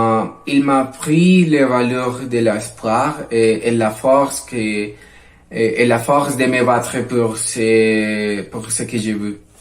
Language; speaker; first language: French; non-native, learner; Spanish